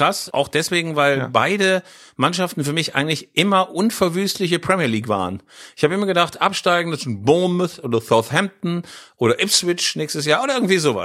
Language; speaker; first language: German; native; German